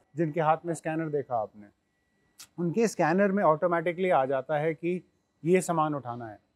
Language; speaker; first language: Hindi; native; Hindi